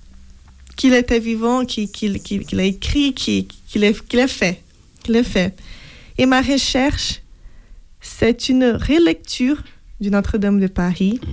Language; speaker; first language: French; non-native, fluent; Portuguese